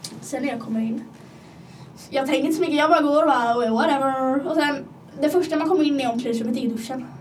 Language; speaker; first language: Swedish; early bilingual, other home language; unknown